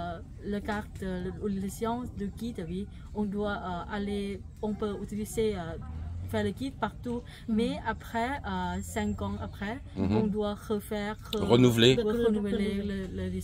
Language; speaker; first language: French; non-native, fluent; Thai